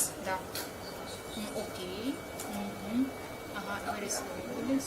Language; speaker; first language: English; non-native, learner; Russian